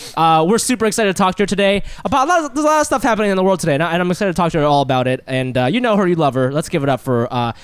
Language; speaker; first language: English; early bilingual, other home language; Japanese